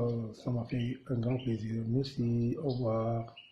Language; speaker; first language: French; non-native, local second language; Arabic